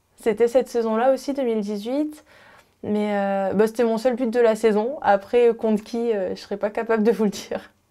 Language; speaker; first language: French; native; French